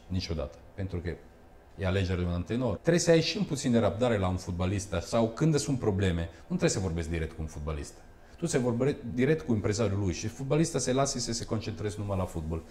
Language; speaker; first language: Romanian; early bilingual, heritage; Romanian